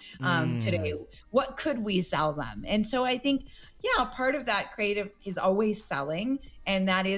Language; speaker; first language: English; native; English